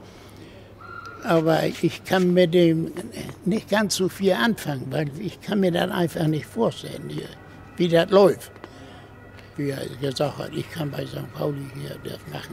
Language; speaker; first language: German; native; German